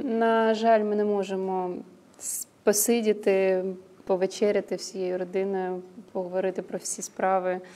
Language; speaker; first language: Ukrainian; non-native, local second language; Russian